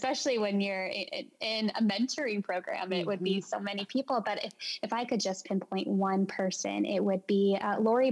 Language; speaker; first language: English; native; English